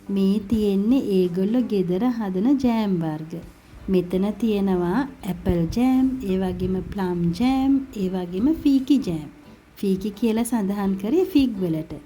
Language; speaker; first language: Sinhala; native; Sinhala